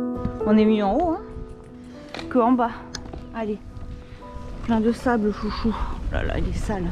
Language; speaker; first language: French; native; French